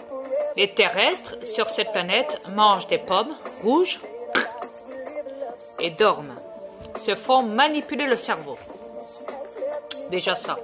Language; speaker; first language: French; native; French